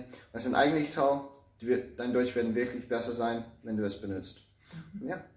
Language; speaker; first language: German; non-native, learner; English